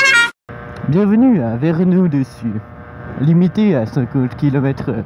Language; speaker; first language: French; native; French